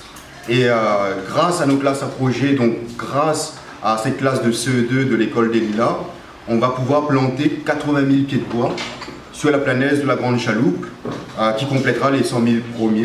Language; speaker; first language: French; native; French